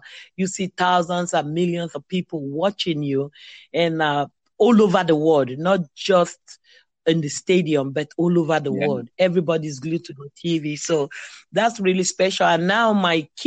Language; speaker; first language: English; non-native, local second language; Igbo